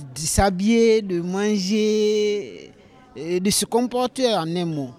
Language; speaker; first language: French; non-native, local second language; Fula